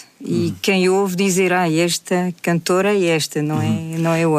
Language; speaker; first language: Portuguese; native; Portuguese